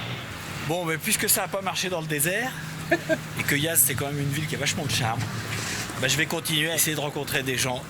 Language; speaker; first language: French; native; French